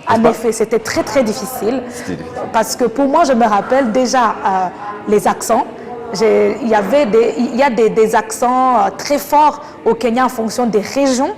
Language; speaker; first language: French; non-native, local second language; Kinyarwanda